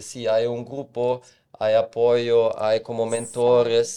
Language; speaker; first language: Spanish; non-native, fluent; German